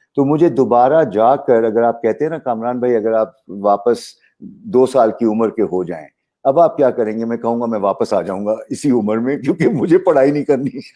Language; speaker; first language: Urdu; native; Urdu